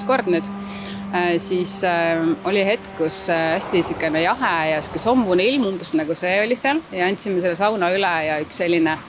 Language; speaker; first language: Estonian; native; Estonian